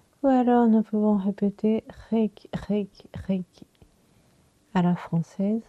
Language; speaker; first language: French; non-native, fluent; Japanese